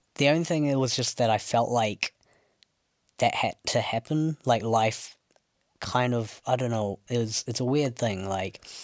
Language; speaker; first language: English; native; English